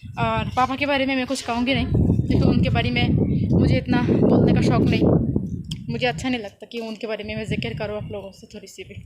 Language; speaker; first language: Urdu; non-native, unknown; Bangla